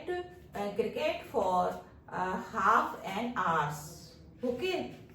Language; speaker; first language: English; non-native, learner; Hindi